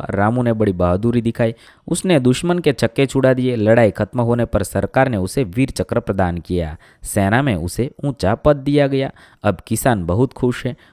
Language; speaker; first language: Hindi; non-native, local second language; Gujarati